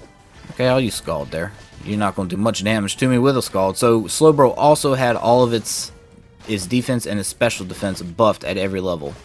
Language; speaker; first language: English; native; English